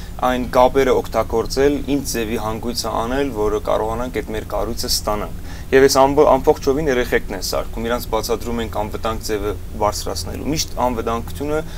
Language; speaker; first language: Armenian; early bilingual, heritage; Armenian